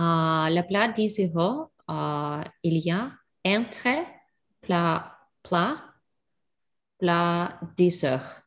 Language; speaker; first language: French; non-native, learner; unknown